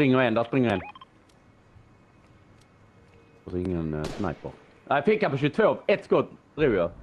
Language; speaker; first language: Swedish; native; Swedish